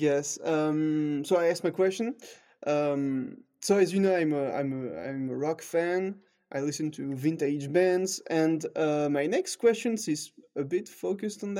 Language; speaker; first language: English; non-native, fluent; French